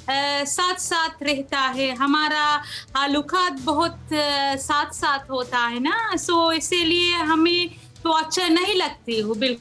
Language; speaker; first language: Hindi; non-native, learner; Sinhala